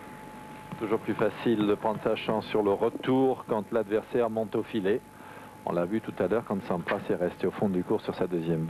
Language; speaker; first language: French; native; French